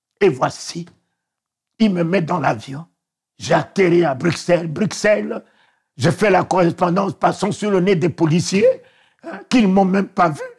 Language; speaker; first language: French; non-native, local second language; Sango